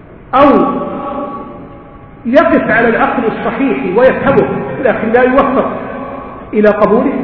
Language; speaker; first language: Arabic; native; Arabic